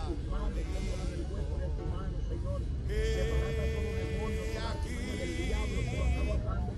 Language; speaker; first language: Spanish; native; Spanish